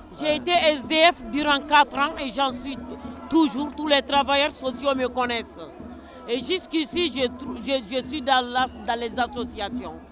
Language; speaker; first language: French; non-native, local second language; Bambara